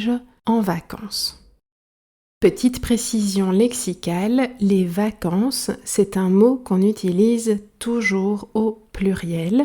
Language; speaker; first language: French; native; French